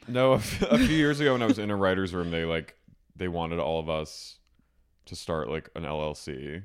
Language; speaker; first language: English; native; English